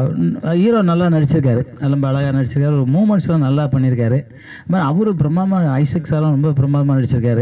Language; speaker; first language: Tamil; native; Tamil